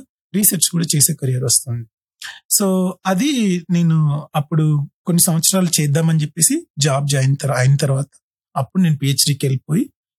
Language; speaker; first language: Telugu; native; Telugu